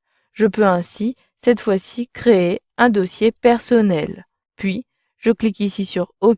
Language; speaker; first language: French; native; French